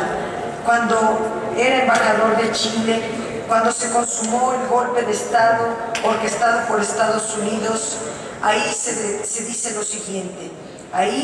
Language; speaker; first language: Spanish; native; Spanish